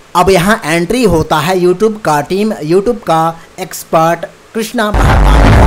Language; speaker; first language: Hindi; native; Hindi